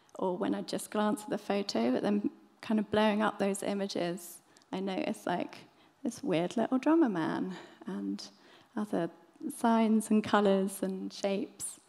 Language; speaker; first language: English; native; English